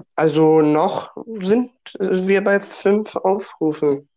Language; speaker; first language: German; non-native, fluent; Russian